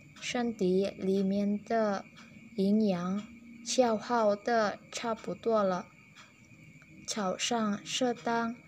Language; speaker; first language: Chinese; non-native, learner; Indonesian